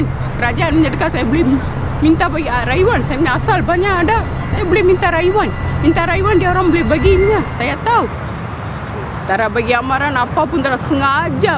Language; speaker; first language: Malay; non-native, local second language; Tamil